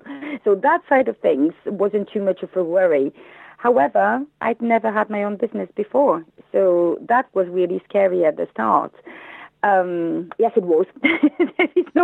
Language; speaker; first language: English; non-native, fluent; French